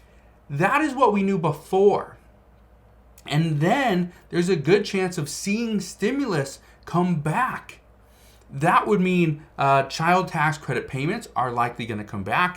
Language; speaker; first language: English; native; English